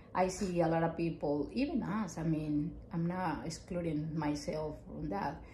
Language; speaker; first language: English; non-native, fluent; Spanish